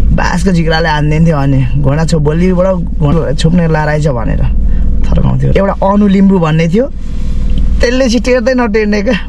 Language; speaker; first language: Nepali; native; Nepali